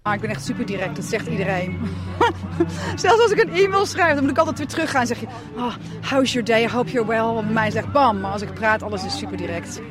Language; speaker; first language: Dutch; native; Dutch